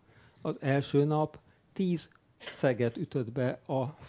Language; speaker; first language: Hungarian; native; Hungarian